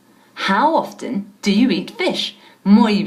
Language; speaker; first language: English; non-native, fluent; Spanish